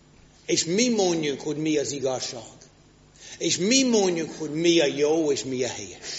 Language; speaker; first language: Hungarian; non-native, fluent; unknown